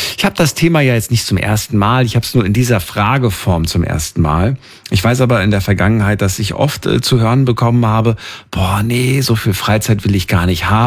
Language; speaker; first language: German; native; German